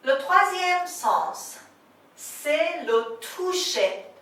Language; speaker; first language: French; non-native, fluent; Persian